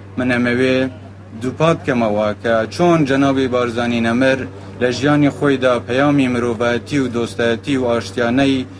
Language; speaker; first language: Central Kurdish; non-native, local second language; Kurdish